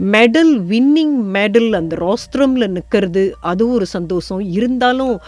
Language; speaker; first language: Tamil; early bilingual, heritage; Tamil